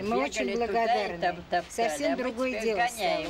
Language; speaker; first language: Russian; native; Russian